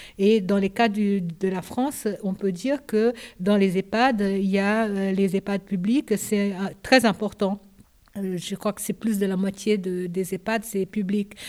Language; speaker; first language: French; non-native, fluent; Japanese